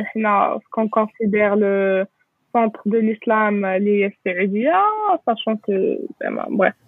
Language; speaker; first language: French; non-native, local second language; Arabic